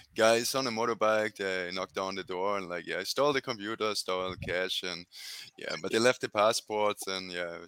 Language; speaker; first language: English; non-native, fluent; German